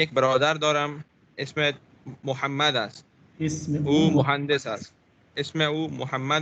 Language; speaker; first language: Persian; non-native, learner; Urdu